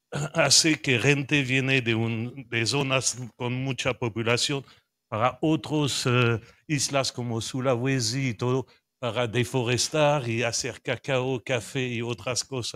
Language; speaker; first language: Spanish; non-native, learner; French